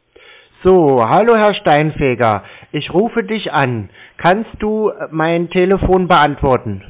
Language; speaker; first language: German; native; German